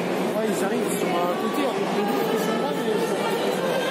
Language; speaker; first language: French; native; French